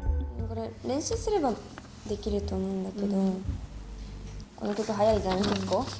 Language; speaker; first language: Japanese; native; Japanese